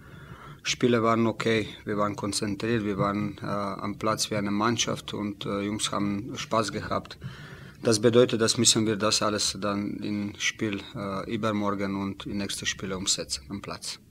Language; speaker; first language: German; non-native, learner; Slovenian